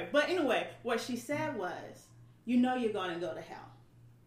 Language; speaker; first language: English; native; English